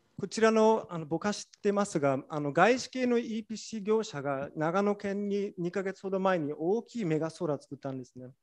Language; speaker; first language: Japanese; non-native, fluent; German